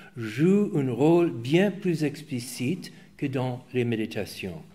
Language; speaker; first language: French; non-native, fluent; English